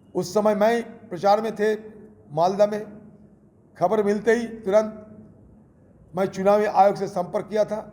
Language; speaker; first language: Hindi; non-native, local second language; Bangla